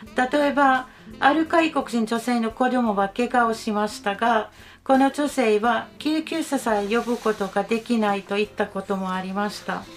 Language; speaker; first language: Japanese; non-native, fluent; Finnish